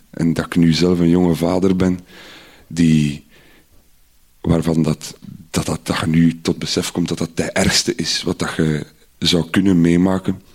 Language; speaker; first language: Dutch; native; Dutch